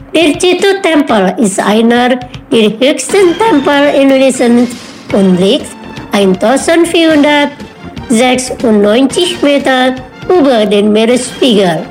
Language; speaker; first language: German; non-native, learner; Indonesian